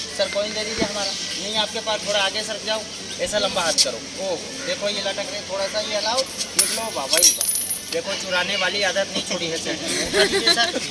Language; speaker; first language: Hindi; native; Hindi